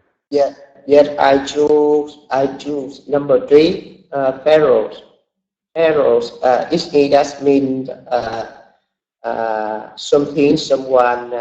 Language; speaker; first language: English; non-native, learner; Vietnamese